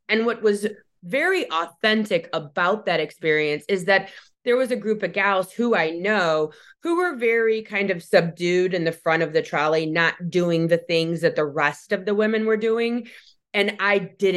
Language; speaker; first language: English; native; English